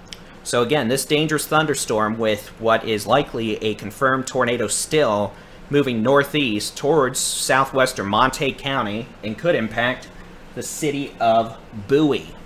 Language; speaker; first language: English; native; English